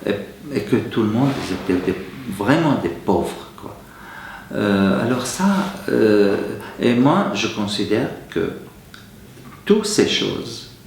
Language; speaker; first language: French; non-native, fluent; Arabic